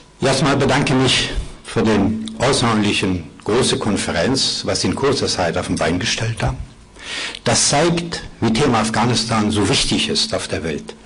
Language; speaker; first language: German; non-native, fluent; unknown